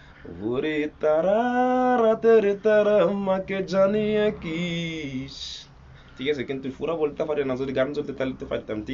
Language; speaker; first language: Bangla; non-native, fluent; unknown